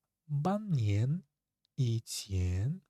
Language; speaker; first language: Chinese; non-native, fluent; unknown